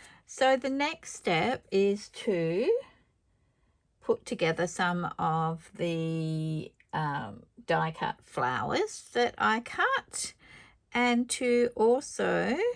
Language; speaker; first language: English; native; English